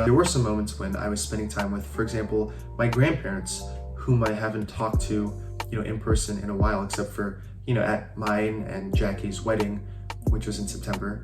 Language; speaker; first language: English; early bilingual, other home language; Chinese